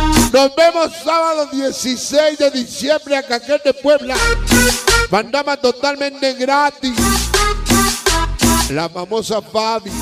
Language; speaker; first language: Spanish; native; Spanish